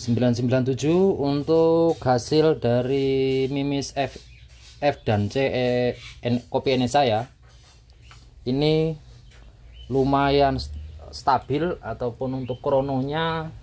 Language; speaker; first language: Indonesian; non-native, local second language; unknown